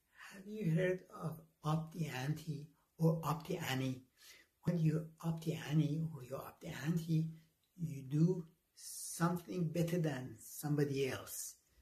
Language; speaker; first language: English; non-native, fluent; Persian